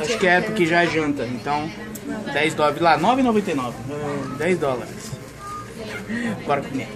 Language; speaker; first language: Portuguese; native; Portuguese